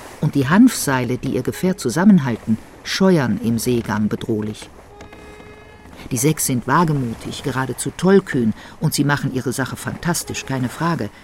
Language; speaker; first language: German; native; German